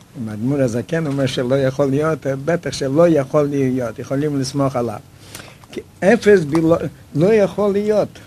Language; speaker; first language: Hebrew; non-native, fluent; Yiddish